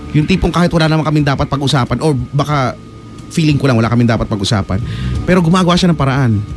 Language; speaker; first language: Filipino; native; Filipino